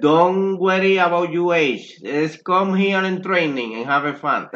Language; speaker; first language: English; non-native, learner; Spanish